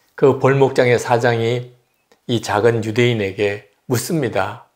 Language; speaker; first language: Korean; native; Korean